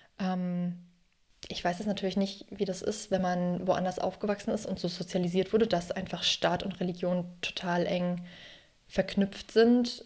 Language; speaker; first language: German; native; German